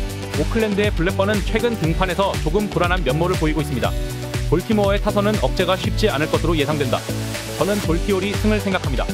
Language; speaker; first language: Korean; native; Korean